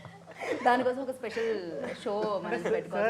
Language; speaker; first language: Telugu; native; Telugu